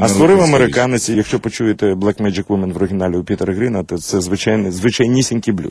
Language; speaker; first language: Ukrainian; native; Ukrainian